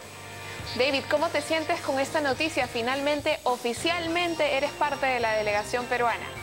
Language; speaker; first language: Spanish; native; Spanish